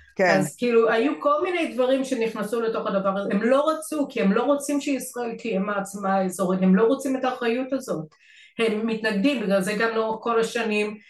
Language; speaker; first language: Hebrew; non-native, fluent; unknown